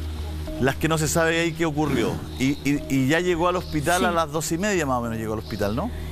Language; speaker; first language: Spanish; native; Spanish